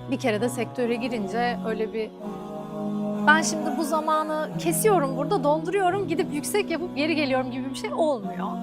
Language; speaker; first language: Turkish; native; Turkish